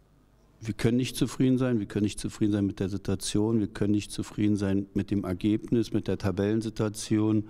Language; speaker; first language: German; native; German